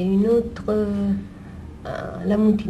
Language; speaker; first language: French; non-native, fluent; Italian